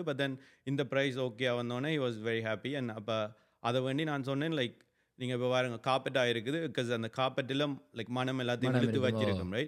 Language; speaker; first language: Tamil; early bilingual, other home language; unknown